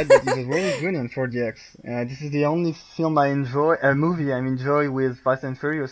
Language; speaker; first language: English; non-native, fluent; French